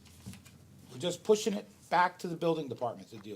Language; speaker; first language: English; native; English